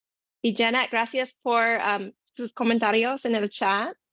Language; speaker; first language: Spanish; non-native, learner; English